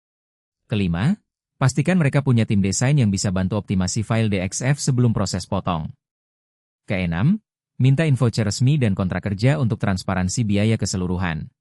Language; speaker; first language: Indonesian; native; Indonesian